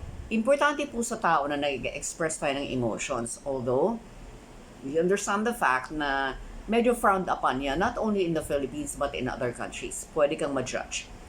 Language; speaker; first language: English; non-native, local second language; Filipino